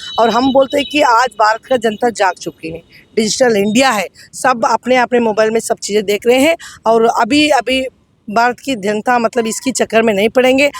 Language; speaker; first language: Hindi; non-native, local second language; Tamil